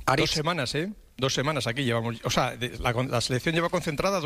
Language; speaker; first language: Spanish; native; Spanish